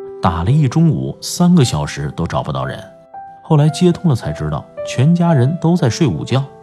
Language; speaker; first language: Chinese; native; Chinese